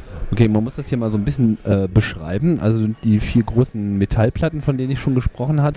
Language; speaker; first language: German; native; German